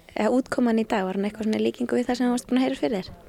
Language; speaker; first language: Icelandic; native; Icelandic